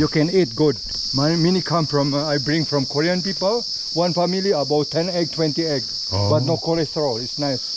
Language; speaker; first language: English; non-native, learner; Indonesian